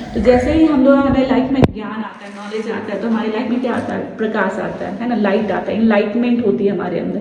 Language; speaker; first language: Hindi; native; Hindi